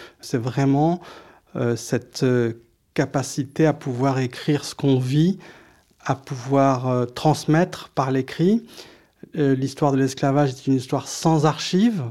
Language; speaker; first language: French; early bilingual, other home language; Arabic